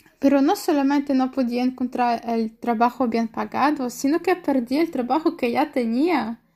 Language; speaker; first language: Spanish; non-native, learner; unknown